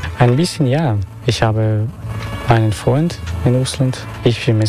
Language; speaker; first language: German; non-native, fluent; Russian